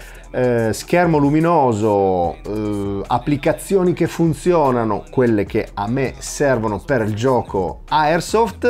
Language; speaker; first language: Italian; native; Italian